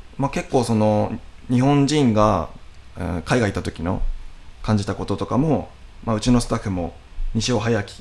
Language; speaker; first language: Japanese; native; Japanese